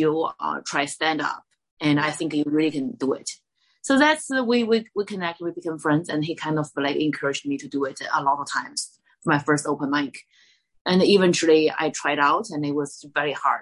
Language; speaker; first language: English; non-native, fluent; Chinese